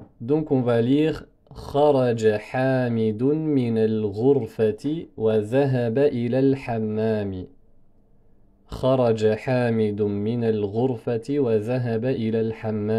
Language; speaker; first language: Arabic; non-native, fluent; French